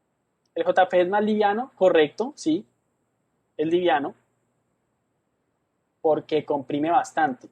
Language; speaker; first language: Spanish; native; Spanish